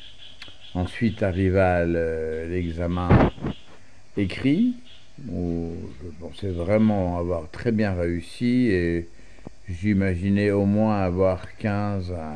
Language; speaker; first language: French; native; French